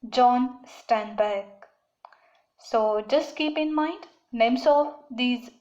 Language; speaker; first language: English; non-native, local second language; Marathi